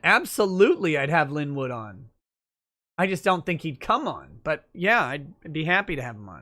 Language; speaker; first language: English; native; English